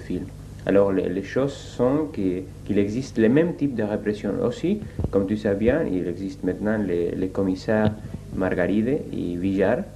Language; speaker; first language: French; non-native, fluent; Spanish